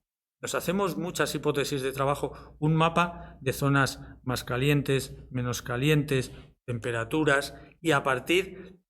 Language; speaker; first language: Spanish; native; Spanish